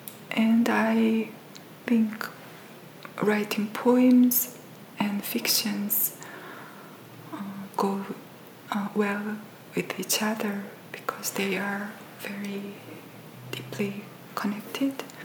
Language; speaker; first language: English; non-native, fluent; Korean